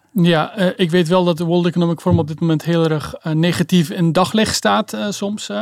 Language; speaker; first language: Dutch; early bilingual, other home language; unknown